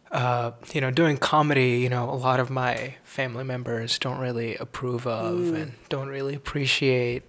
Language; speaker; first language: English; non-native, local second language; Tamil